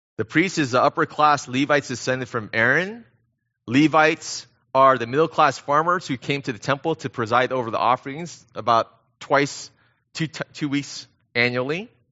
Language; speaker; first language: English; early bilingual, other home language; Korean